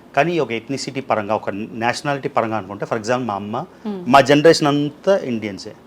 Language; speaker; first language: Telugu; native; Telugu